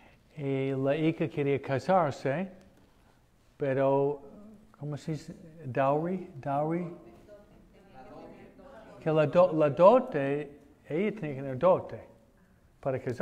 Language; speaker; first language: Spanish; non-native, fluent; English